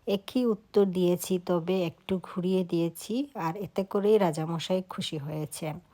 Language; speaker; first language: Bangla; non-native, local second language; Sylheti